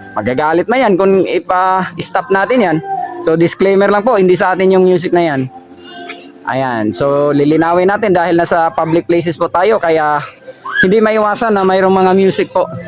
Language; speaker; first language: Filipino; non-native, local second language; Cebuano